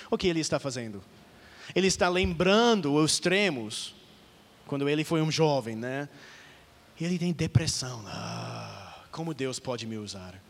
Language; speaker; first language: Portuguese; non-native, fluent; English